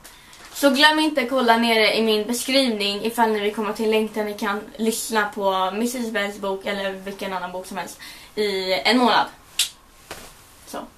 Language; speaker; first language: Swedish; native; Swedish